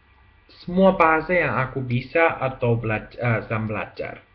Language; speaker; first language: Indonesian; non-native, learner; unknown